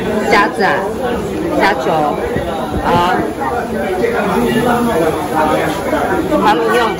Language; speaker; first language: Chinese; native; Chinese